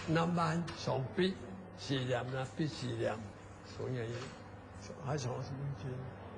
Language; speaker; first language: Thai; non-native, learner; Chinese